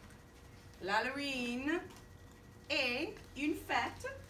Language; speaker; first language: French; non-native, fluent; English